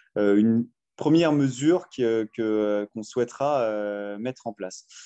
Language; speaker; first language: French; native; French